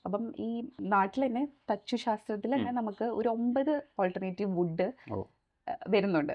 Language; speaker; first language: Malayalam; native; Malayalam